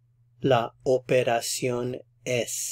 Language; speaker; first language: Spanish; non-native, fluent; English